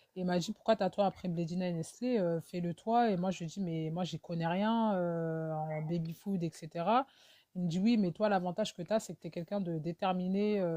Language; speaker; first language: French; early bilingual, other home language; Wolof